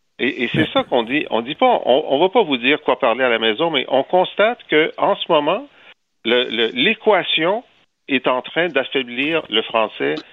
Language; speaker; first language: French; native; French